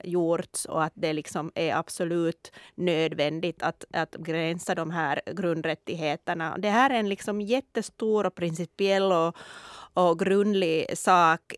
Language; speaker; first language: Swedish; non-native, local second language; Finnish